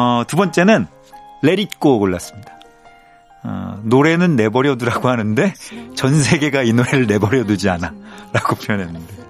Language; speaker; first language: Korean; native; Korean